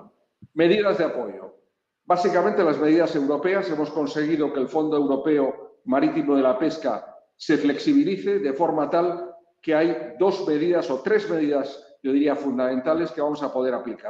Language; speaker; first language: Spanish; native; Spanish